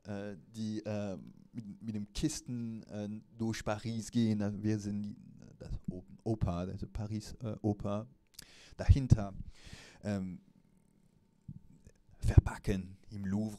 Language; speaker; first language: German; non-native, fluent; French